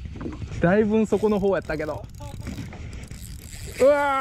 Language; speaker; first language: Japanese; native; Japanese